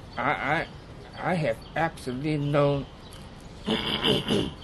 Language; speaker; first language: English; non-native, local second language; Cantonese